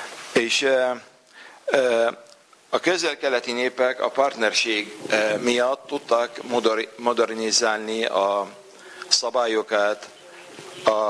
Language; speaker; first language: Hungarian; non-native, fluent; Arabic